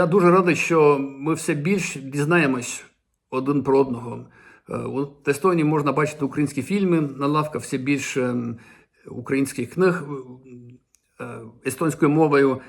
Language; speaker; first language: Ukrainian; non-native, fluent; Estonian